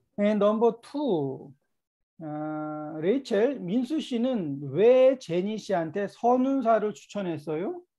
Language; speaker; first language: Korean; native; Korean